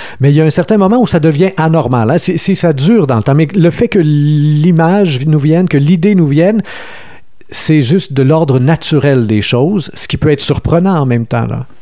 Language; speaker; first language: French; native; French